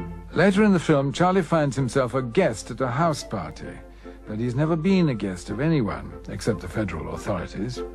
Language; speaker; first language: English; native; English